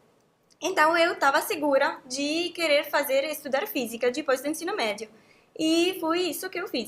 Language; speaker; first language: Portuguese; non-native, fluent; Italian